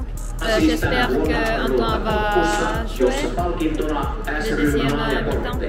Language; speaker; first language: French; non-native, learner; Finnish